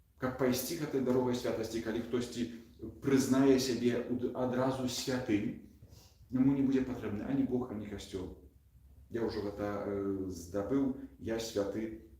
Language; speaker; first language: Belarusian; native; Belarusian